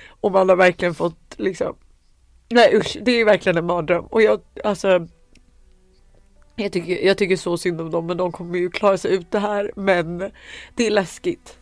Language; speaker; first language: Swedish; native; Swedish